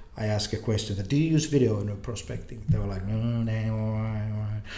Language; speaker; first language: English; native; English